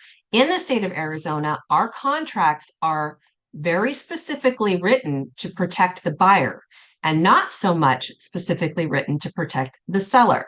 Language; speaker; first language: English; native; English